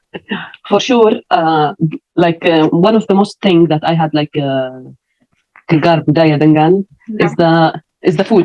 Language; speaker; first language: English; non-native, fluent; Arabic